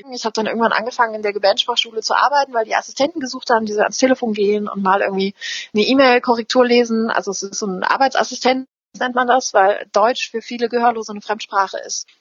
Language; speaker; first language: German; native; German